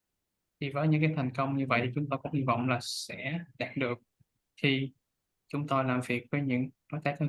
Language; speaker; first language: Vietnamese; native; Vietnamese